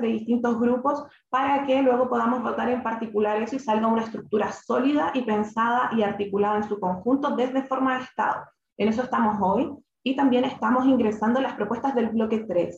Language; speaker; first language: Spanish; native; Spanish